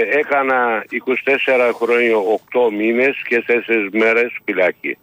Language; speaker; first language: Greek; non-native, fluent; Turkish